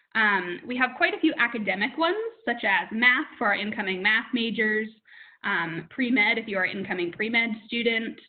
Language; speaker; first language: English; native; English